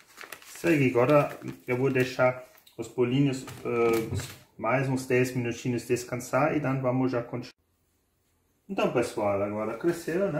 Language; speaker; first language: Portuguese; non-native, fluent; German